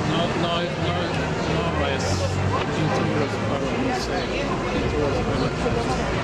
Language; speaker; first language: Spanish; non-native, learner; English